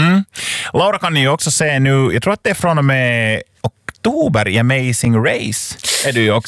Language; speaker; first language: Swedish; native; Swedish